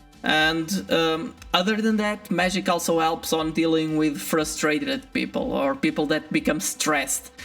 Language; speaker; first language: English; non-native, fluent; Portuguese